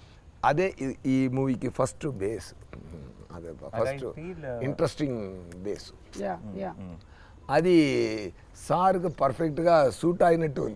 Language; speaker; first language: Telugu; non-native, learner; Tamil